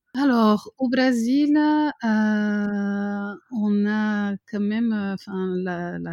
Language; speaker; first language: French; non-native, fluent; Portuguese